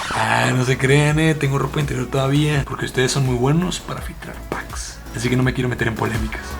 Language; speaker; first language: Spanish; native; Spanish